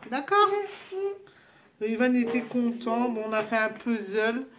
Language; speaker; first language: French; native; French